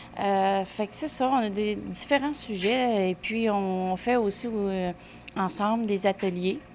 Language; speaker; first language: French; native; French